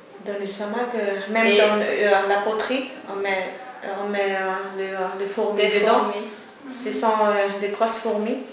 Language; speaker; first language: French; early bilingual, other home language; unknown